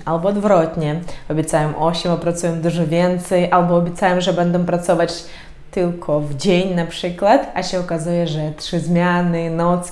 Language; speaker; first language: Polish; non-native, fluent; Ukrainian